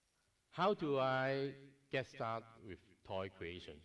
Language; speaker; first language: English; non-native, learner; Cantonese